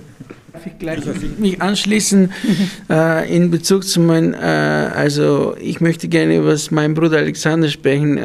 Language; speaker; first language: German; non-native, fluent; Bulgarian